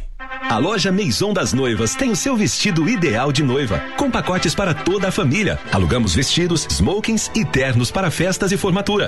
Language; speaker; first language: Portuguese; native; Portuguese